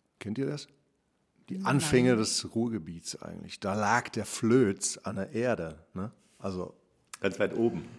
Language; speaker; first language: German; native; German